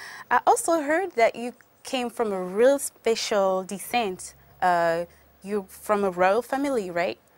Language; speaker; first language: English; non-native, fluent; French